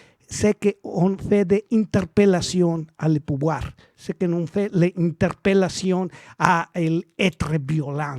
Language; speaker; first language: French; non-native, learner; Spanish